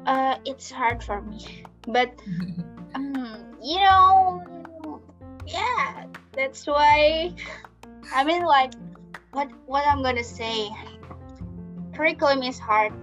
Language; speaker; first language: English; non-native, learner; Indonesian